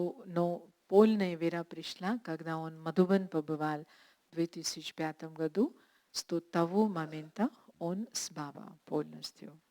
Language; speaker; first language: Russian; non-native, learner; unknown